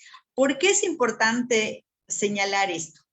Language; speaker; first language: Spanish; native; Spanish